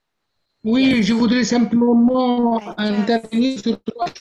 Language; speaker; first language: French; non-native, local second language; Arabic